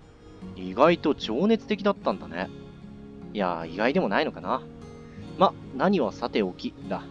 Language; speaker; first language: Japanese; native; Japanese